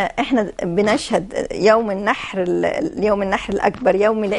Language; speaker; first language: Arabic; native; Arabic